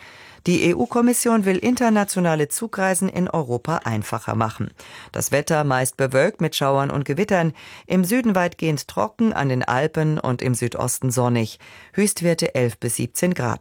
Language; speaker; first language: German; native; German